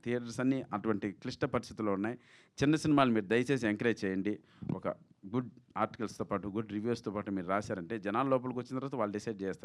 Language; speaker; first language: Telugu; native; Telugu